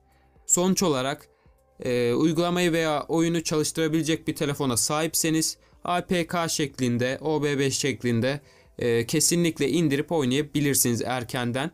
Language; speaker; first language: Turkish; native; Turkish